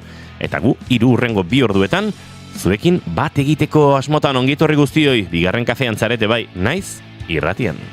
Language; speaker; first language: Basque; native; Basque